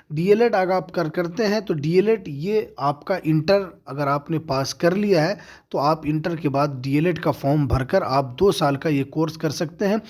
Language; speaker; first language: Urdu; native; Urdu